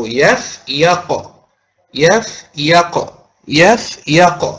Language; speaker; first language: Arabic; non-native, fluent; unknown